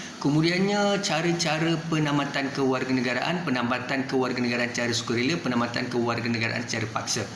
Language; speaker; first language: Malay; non-native, local second language; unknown